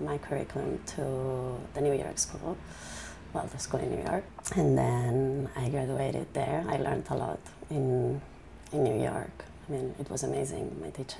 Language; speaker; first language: English; non-native, fluent; Spanish